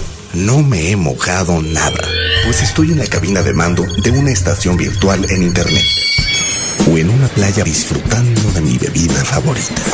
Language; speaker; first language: Spanish; native; Spanish